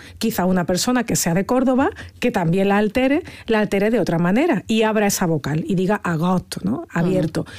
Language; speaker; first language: Spanish; native; Spanish